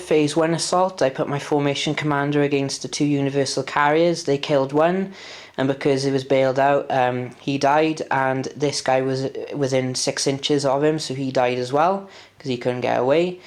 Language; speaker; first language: English; native; English